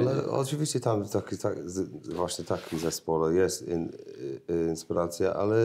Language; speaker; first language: Polish; non-native, learner; English